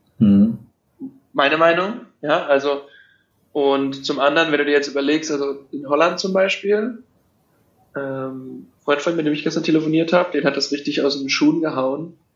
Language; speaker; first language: German; native; German